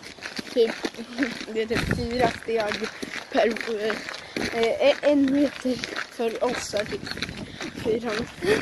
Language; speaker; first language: Swedish; native; Swedish